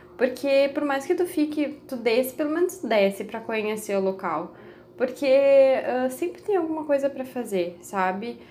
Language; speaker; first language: Portuguese; native; Portuguese